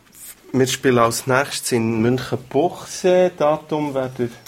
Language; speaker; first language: German; native; German